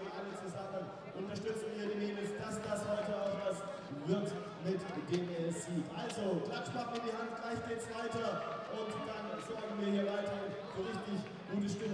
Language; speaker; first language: German; native; German